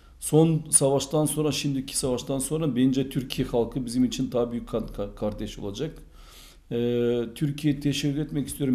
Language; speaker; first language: Turkish; non-native, fluent; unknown